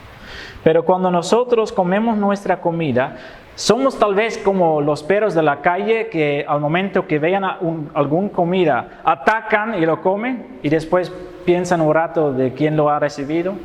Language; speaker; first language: Spanish; non-native, fluent; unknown